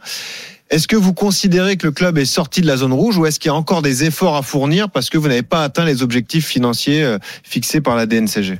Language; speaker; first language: French; native; French